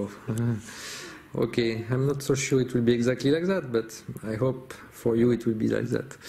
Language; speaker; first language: English; non-native, fluent; French